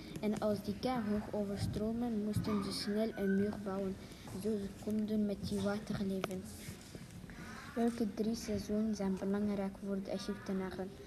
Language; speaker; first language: Dutch; non-native, local second language; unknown